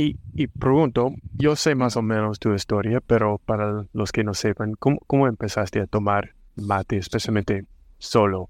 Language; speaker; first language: Spanish; non-native, fluent; English